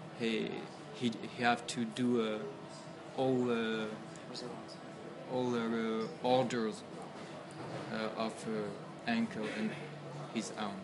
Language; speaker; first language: English; non-native, learner; French